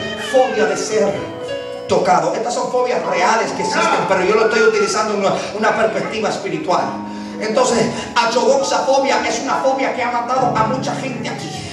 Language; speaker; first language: Spanish; early bilingual, heritage; Spanish